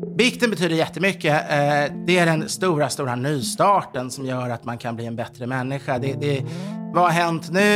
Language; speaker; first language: Swedish; native; Swedish